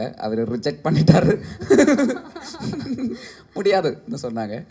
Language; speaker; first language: Tamil; non-native, learner; Malayalam